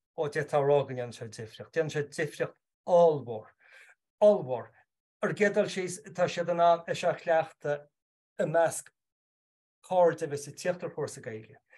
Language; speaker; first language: Irish; native; Irish